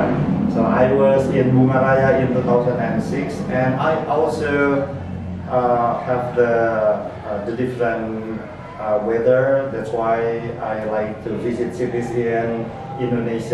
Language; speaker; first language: English; non-native, learner; Indonesian